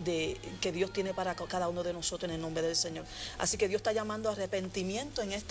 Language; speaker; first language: Spanish; native; Spanish